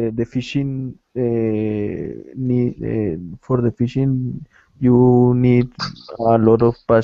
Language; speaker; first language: English; non-native, learner; Spanish